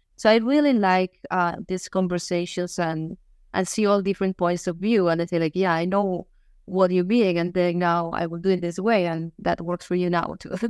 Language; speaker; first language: English; non-native, fluent; Galician